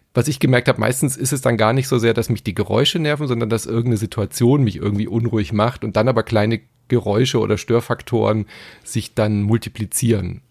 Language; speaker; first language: German; native; German